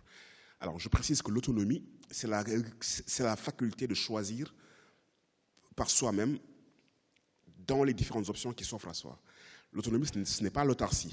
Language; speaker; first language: French; native; French